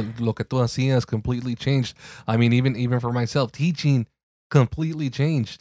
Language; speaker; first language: English; early bilingual, other home language; Spanish